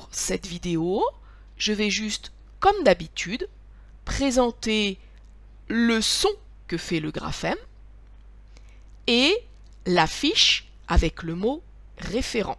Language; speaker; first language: French; native; French